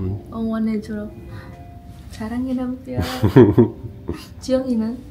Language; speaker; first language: Korean; non-native, fluent; Indonesian